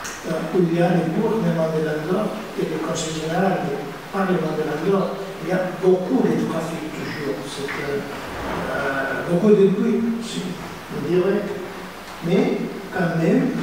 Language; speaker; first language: French; non-native, fluent; Spanish